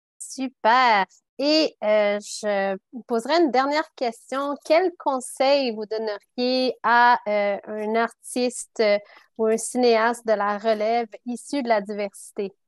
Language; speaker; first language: French; native; French